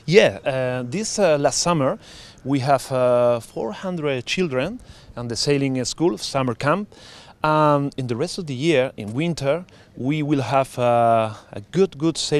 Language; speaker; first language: English; non-native, learner; Spanish